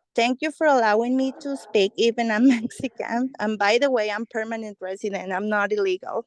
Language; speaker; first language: English; non-native, fluent; Spanish